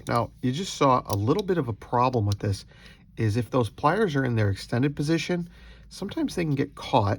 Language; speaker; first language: English; native; English